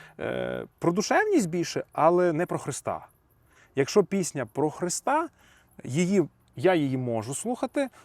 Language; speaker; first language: Ukrainian; native; Ukrainian